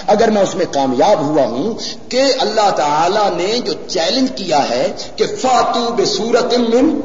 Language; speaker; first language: Urdu; non-native, local second language; Punjabi